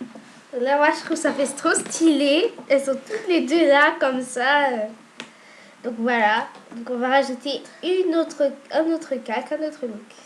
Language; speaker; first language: French; native; French